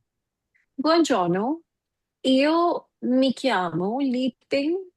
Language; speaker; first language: Italian; non-native, learner; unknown